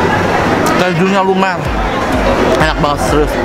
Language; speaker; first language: Indonesian; native; Indonesian